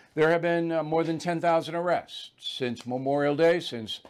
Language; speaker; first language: English; native; English